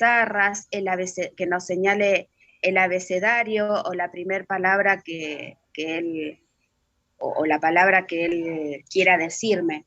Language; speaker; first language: Spanish; native; Spanish